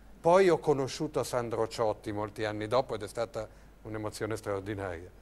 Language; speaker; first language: Italian; early bilingual, other home language; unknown